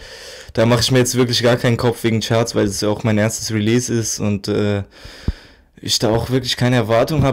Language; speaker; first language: German; native; German